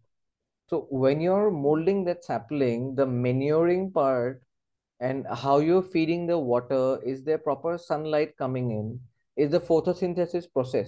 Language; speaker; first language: English; non-native, local second language; Assamese